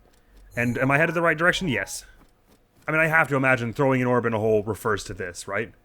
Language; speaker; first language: English; native; English